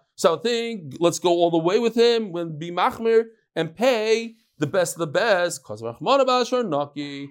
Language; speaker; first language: English; native; English